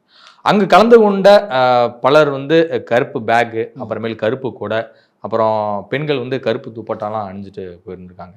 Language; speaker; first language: Tamil; native; Tamil